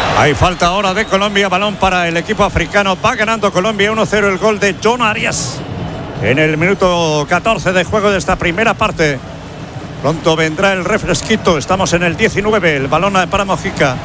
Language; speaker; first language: Spanish; native; Spanish